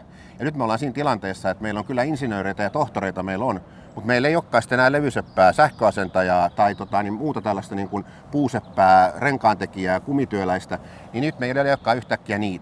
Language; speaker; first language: Finnish; native; Finnish